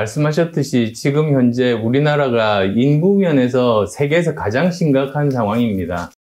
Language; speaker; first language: Korean; native; Korean